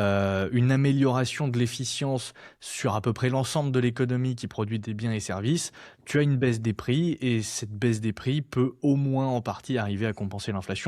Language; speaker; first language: French; native; French